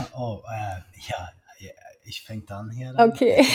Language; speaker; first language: German; non-native, learner; Swedish